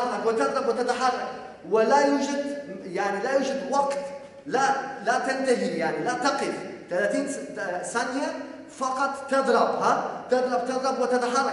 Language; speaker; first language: Arabic; non-native, fluent; Polish